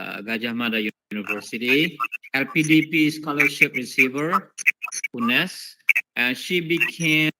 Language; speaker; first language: English; non-native, fluent; Indonesian